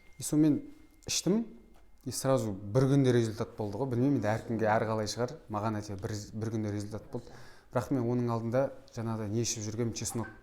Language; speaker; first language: Kazakh; native; Kazakh